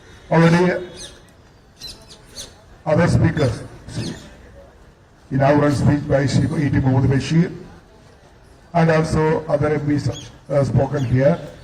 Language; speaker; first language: English; non-native, local second language; Malayalam